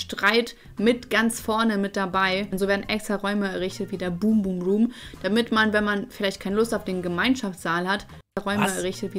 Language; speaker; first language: German; native; German